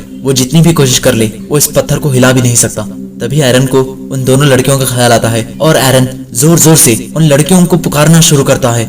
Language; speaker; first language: Hindi; native; Hindi